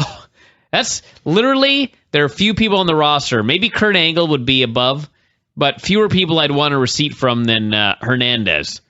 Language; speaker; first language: English; native; English